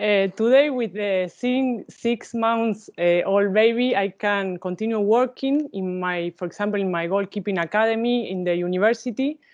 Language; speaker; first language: English; non-native, learner; Spanish